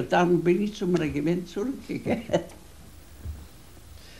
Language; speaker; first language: German; non-native, fluent; Hungarian